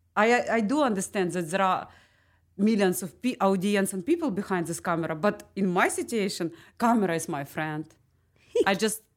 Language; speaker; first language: English; non-native, learner; Ukrainian